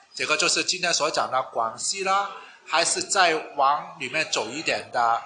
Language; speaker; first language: Chinese; non-native, local second language; Cantonese